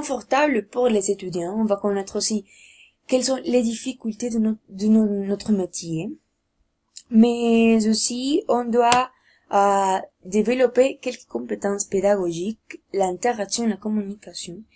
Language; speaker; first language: French; non-native, learner; Spanish